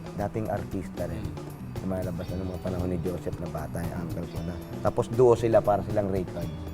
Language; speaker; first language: Filipino; native; Filipino